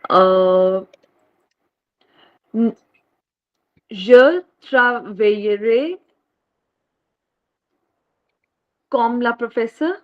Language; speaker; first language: French; non-native, learner; Hindi